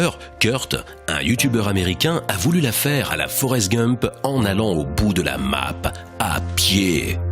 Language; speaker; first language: French; native; French